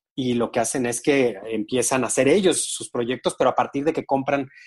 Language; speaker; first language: Spanish; native; Spanish